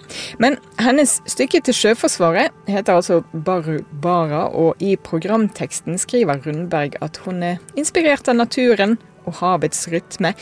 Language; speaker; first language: Norwegian; native; Norwegian